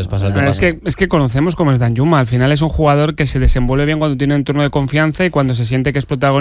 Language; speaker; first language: Spanish; native; Spanish